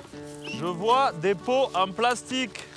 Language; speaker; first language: French; native; French